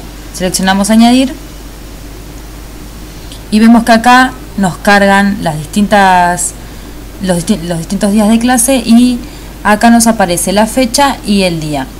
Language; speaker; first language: Spanish; native; Spanish